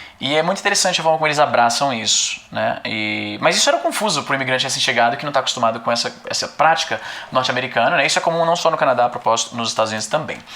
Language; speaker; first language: Portuguese; native; Portuguese